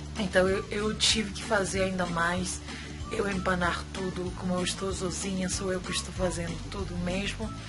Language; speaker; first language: Portuguese; non-native, fluent; Spanish